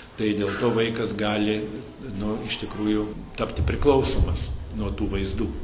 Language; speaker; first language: Lithuanian; early bilingual, heritage; Lithuanian